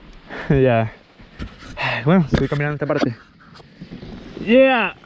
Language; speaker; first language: Spanish; native; Spanish